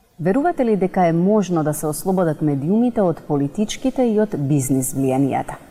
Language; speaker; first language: Macedonian; native; Macedonian